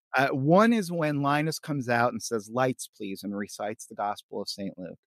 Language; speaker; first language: English; native; English